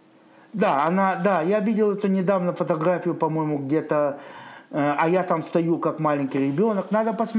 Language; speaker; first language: Russian; native; Russian